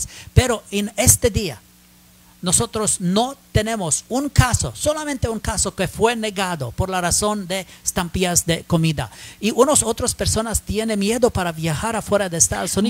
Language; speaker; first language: Spanish; non-native, learner; English